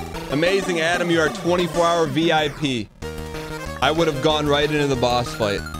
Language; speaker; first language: English; native; English